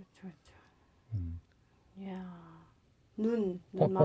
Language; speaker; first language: Korean; non-native, fluent; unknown